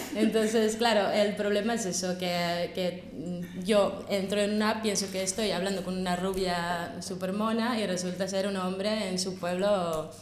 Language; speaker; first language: Spanish; non-native, fluent; Russian